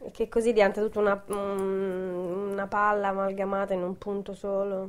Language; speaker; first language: Italian; native; Italian